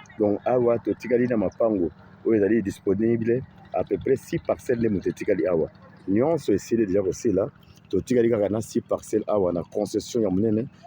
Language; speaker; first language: Lingala; native; Lingala